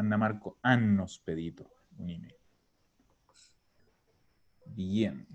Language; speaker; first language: Italian; non-native, fluent; Spanish